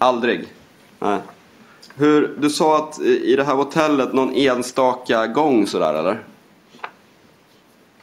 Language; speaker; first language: Swedish; native; Swedish